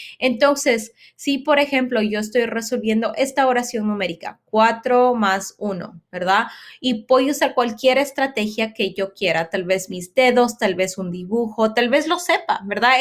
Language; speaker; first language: Spanish; early bilingual, heritage; Spanish